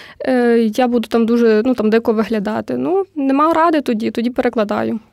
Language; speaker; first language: Ukrainian; native; Ukrainian